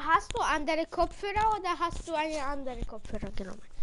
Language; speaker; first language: German; early bilingual, other home language; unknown